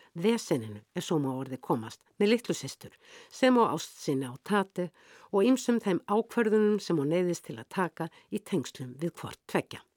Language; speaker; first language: Icelandic; native; Icelandic